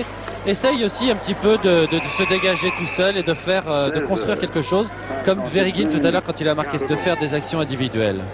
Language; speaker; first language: French; native; French